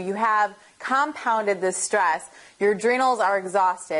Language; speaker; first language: English; native; English